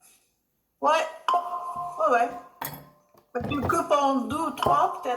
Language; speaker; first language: French; non-native, learner; Japanese